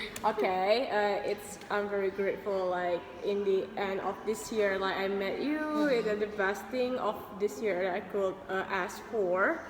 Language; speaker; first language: English; non-native, fluent; Indonesian